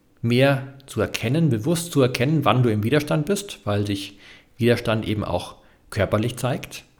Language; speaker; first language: German; native; German